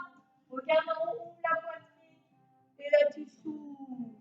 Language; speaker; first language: French; native; French